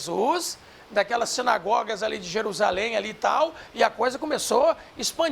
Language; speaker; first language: Portuguese; native; Portuguese